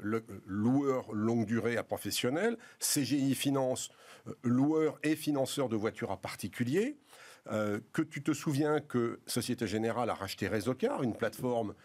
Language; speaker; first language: French; native; French